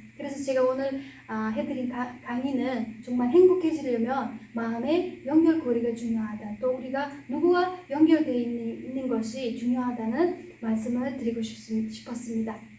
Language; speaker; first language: Korean; non-native, fluent; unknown